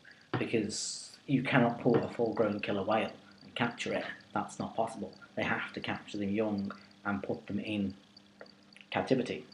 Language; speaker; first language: English; native; English